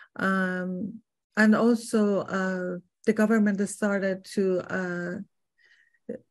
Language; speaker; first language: English; non-native, fluent; Persian